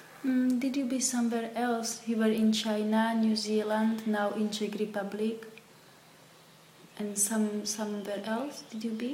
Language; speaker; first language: English; non-native, fluent; Slovak